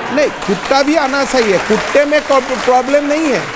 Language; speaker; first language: Hindi; non-native, local second language; Assamese